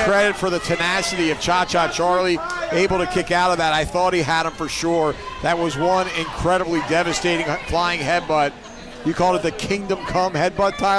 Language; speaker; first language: English; native; English